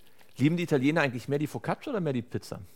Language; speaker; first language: German; native; German